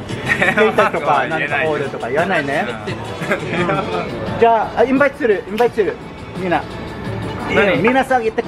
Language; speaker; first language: Japanese; non-native, learner; Filipino